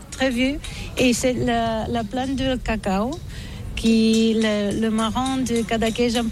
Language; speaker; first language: French; non-native, learner; Catalan